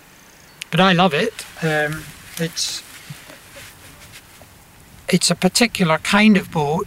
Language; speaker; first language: English; native; English